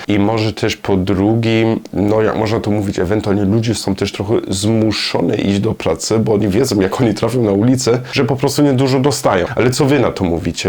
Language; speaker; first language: Polish; non-native, learner; German